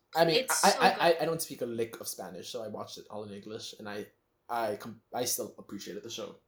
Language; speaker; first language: English; native; English